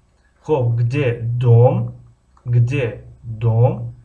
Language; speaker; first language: Russian; non-native, fluent; Tajik